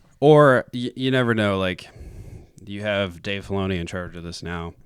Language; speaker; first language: English; native; English